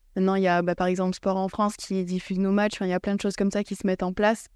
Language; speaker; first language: French; native; French